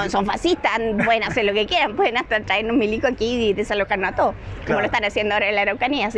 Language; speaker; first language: Spanish; native; Spanish